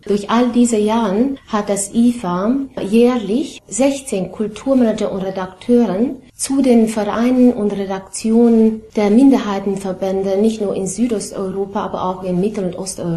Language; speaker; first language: German; non-native, fluent; Romanian